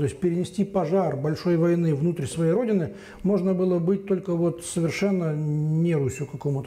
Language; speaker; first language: Russian; native; Russian